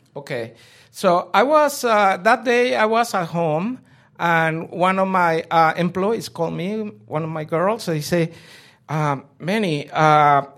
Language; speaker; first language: English; non-native, fluent; Spanish